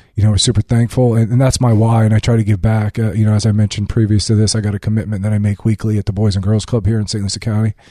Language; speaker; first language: English; native; English